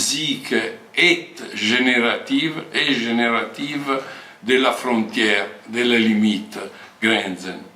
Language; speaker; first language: French; non-native, fluent; Italian